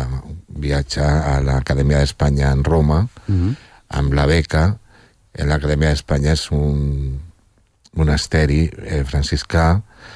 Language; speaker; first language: Catalan; non-native, local second language; Spanish